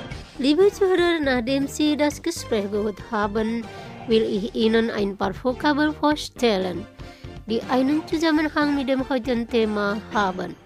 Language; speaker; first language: German; non-native, fluent; Indonesian